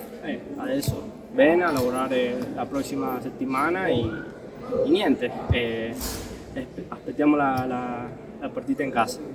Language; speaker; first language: Italian; non-native, learner; Spanish